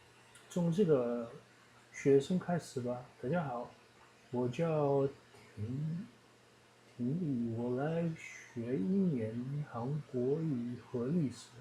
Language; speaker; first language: Chinese; non-native, learner; Dutch